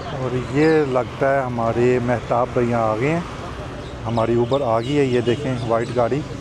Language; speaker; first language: Urdu; native; Urdu